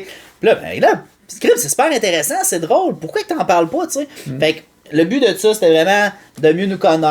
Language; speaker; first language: French; native; French